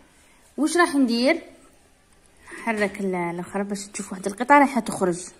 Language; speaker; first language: Arabic; native; Arabic